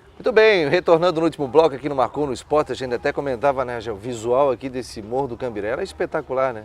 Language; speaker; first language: Portuguese; native; Portuguese